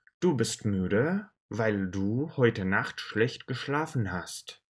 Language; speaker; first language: German; non-native, fluent; Russian